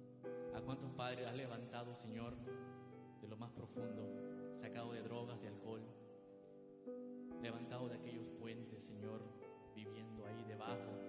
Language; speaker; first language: Spanish; native; Spanish